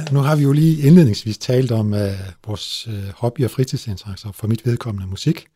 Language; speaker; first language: Danish; early bilingual, other home language; Turkish